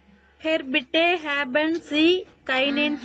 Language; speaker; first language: German; non-native, learner; Tamil